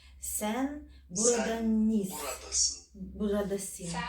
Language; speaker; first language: Turkish; non-native, learner; Ukrainian